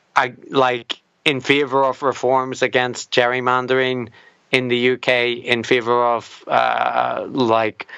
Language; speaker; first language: English; native; English